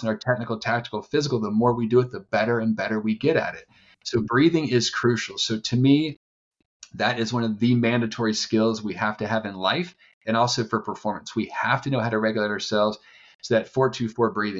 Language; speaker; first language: English; native; English